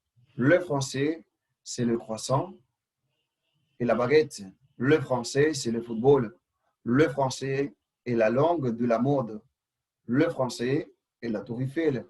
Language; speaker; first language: French; non-native, fluent; Spanish